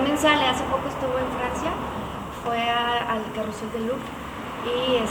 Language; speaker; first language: Spanish; native; Spanish